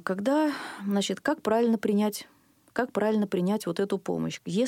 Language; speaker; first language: Russian; native; Russian